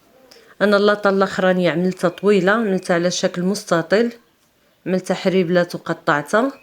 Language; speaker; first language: Arabic; native; Arabic